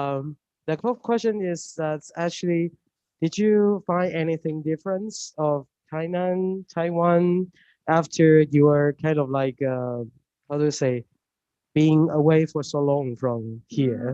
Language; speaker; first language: English; non-native, fluent; Chinese